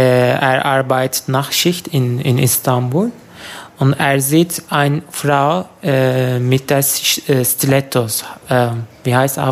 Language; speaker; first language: German; non-native, learner; Turkish